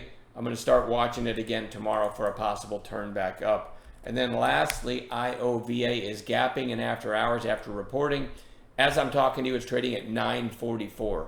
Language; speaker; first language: English; native; English